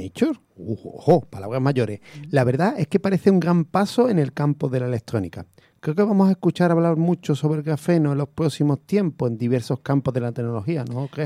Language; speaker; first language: Spanish; native; Spanish